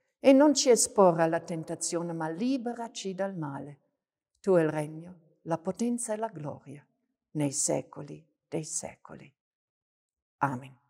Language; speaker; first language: Italian; non-native, fluent; German